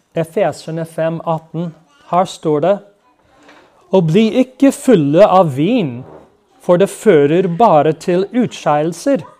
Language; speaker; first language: Norwegian; non-native, fluent; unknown